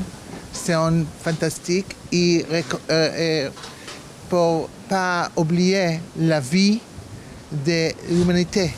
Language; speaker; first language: French; non-native, learner; Hebrew